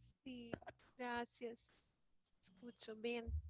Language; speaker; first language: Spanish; non-native, learner; Portuguese